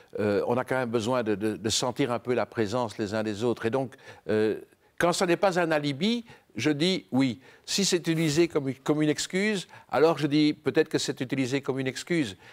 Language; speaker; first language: French; native; French